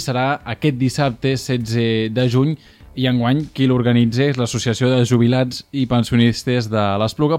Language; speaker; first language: Catalan; native; Catalan